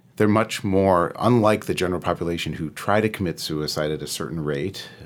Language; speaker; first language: English; native; English